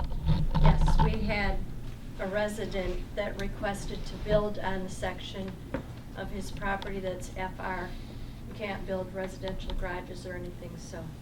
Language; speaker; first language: English; native; English